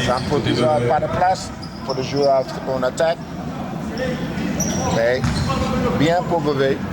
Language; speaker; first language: French; non-native, learner; English